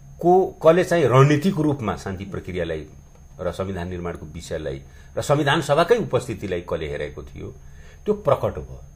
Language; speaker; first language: Nepali; non-native, local second language; Bhojpuri